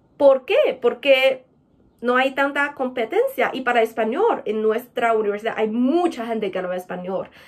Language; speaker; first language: Spanish; non-native, fluent; Chinese